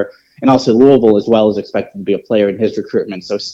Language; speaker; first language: English; native; English